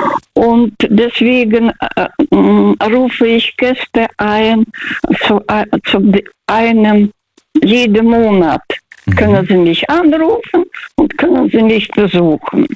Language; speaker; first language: German; early bilingual, heritage; Russian